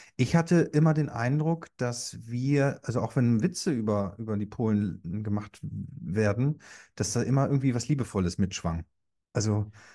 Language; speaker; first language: German; early bilingual, other home language; Polish